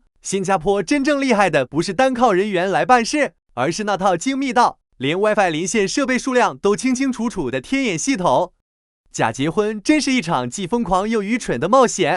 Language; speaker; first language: Chinese; native; Chinese